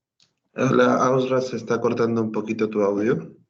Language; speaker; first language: Spanish; native; Spanish